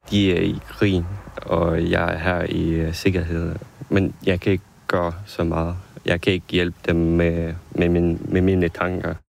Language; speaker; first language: Danish; non-native, fluent; Ukrainian